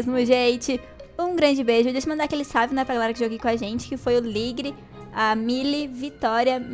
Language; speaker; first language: Portuguese; native; Portuguese